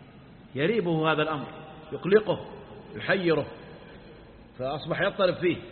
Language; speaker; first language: Arabic; native; Arabic